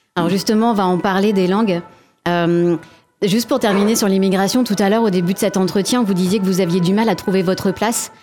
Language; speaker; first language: French; native; French